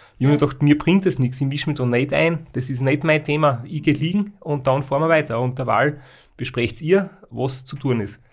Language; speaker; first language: German; native; German